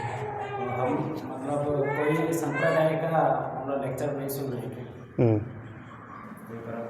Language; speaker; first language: Hindi; non-native, local second language; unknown